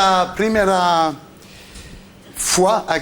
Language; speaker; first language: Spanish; non-native, learner; French